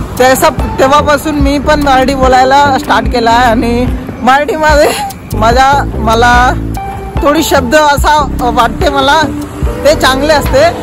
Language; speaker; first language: Marathi; non-native, local second language; Hindi